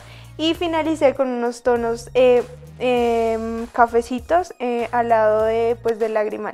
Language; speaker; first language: Spanish; native; Spanish